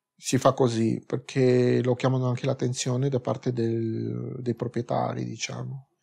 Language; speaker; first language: Italian; non-native, fluent; Spanish